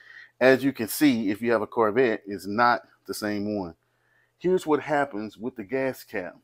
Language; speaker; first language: English; native; English